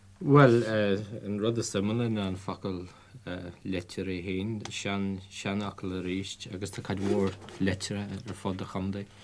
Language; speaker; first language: Irish; native; Irish